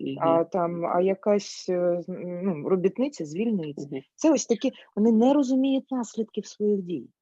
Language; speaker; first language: Ukrainian; non-native, local second language; Russian